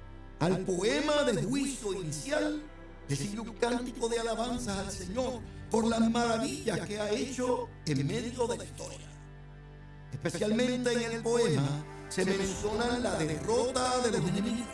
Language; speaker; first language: Spanish; native; Spanish